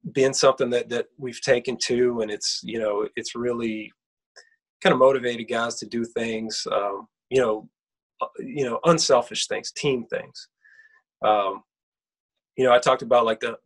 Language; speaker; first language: English; native; English